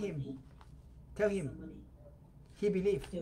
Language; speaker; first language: English; non-native, fluent; Thai